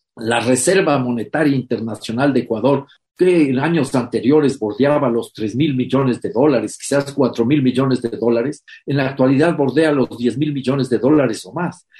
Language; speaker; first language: Spanish; native; Spanish